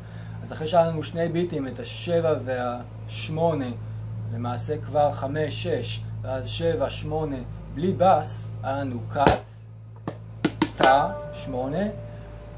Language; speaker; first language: Hebrew; native; Hebrew